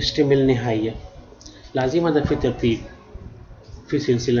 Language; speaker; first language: Arabic; non-native, learner; Urdu